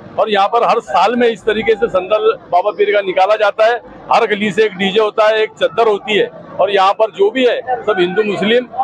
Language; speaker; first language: Hindi; non-native, local second language; Urdu